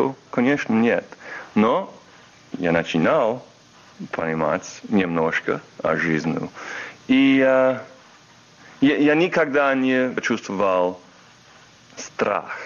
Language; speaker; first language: Russian; non-native, learner; English